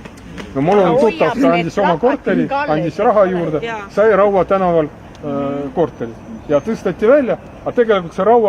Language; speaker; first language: Estonian; non-native, local second language; Russian